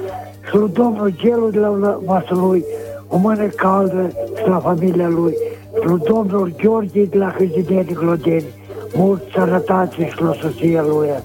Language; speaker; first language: Romanian; native; Romanian